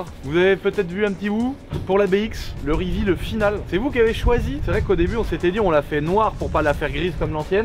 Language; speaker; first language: French; native; French